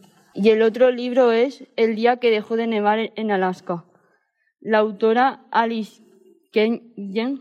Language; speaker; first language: Spanish; native; Spanish